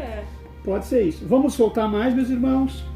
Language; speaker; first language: Portuguese; native; Portuguese